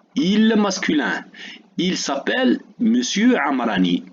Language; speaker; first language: French; non-native, local second language; Arabic